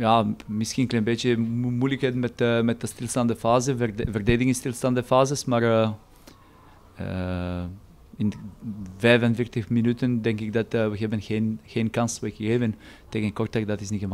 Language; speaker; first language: Dutch; non-native, fluent; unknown